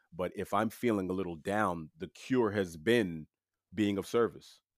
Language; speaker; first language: English; early bilingual, other home language; French